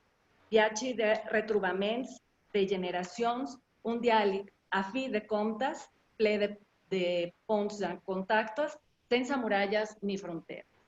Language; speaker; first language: Catalan; non-native, learner; Spanish